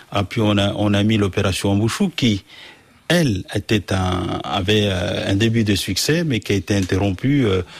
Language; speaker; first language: French; non-native, local second language; Comorian